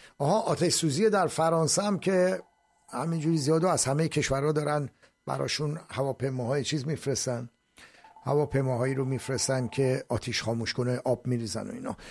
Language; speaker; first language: Persian; native; Persian